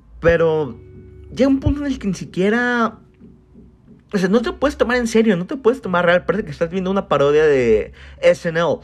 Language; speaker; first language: Spanish; native; Spanish